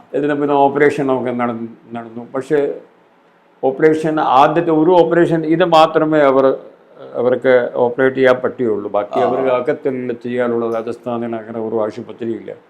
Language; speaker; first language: Malayalam; non-native, fluent; Hindi